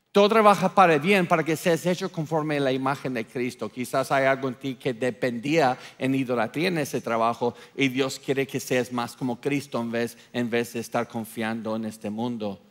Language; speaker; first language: Spanish; non-native, fluent; English